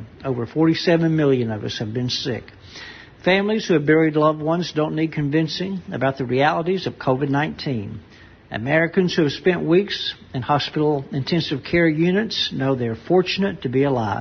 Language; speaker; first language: English; native; English